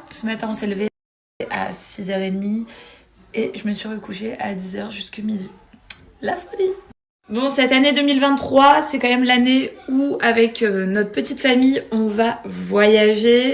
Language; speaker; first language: French; native; French